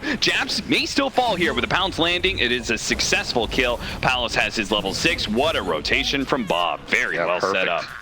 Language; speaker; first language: English; native; English